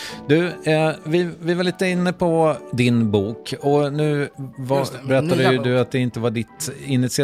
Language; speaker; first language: Swedish; native; Swedish